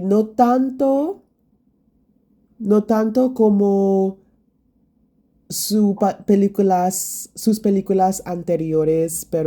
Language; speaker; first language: Spanish; non-native, learner; English